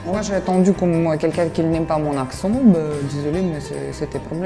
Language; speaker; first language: French; non-native, learner; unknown